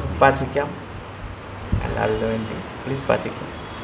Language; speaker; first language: Malayalam; non-native, local second language; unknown